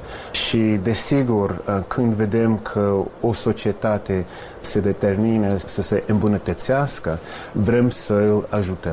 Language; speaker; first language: Romanian; non-native, fluent; English